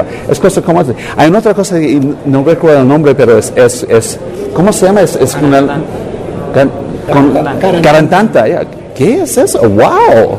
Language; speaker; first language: Spanish; non-native, learner; English